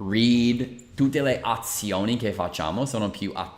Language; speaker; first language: Italian; non-native, fluent; English